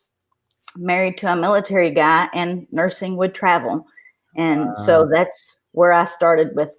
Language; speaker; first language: English; native; English